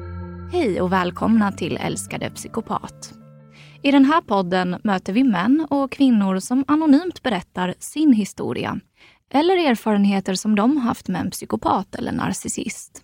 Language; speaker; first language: Swedish; native; Swedish